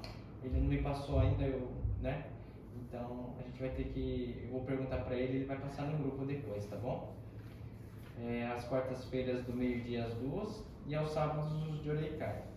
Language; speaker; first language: Portuguese; native; Portuguese